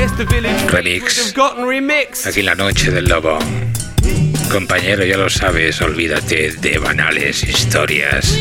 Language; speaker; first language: Spanish; native; Spanish